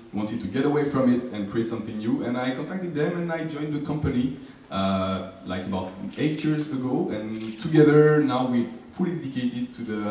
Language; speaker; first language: English; non-native, fluent; French